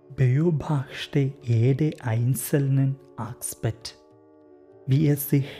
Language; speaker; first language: German; non-native, learner; Malayalam